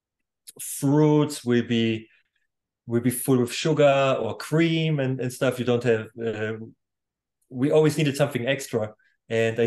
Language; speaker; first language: English; non-native, fluent; German